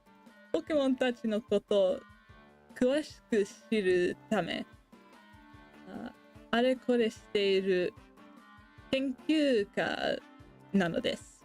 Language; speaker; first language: Japanese; non-native, learner; English